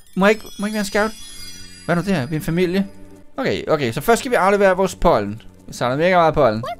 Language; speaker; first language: Danish; native; Danish